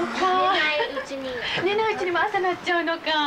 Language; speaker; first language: Japanese; native; Japanese